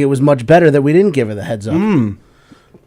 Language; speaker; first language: English; native; English